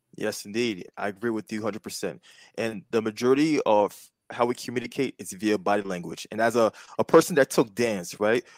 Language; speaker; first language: English; native; English